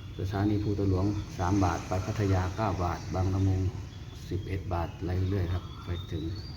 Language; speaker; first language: Thai; native; Thai